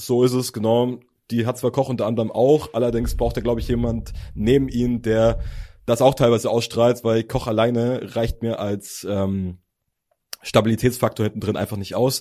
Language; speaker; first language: German; native; German